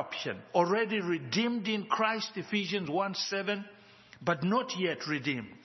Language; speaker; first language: English; non-native, local second language; Shona